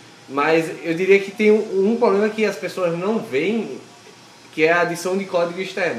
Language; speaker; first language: Portuguese; native; Portuguese